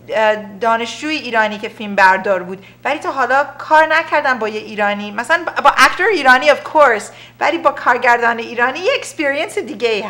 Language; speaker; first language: Persian; early bilingual, heritage; Persian